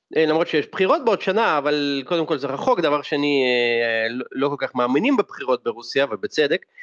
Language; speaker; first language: Hebrew; non-native, fluent; Russian